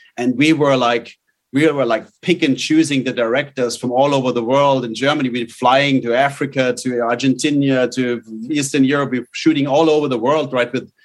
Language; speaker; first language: English; non-native, fluent; German